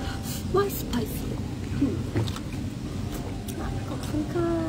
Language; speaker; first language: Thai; non-native, learner; Korean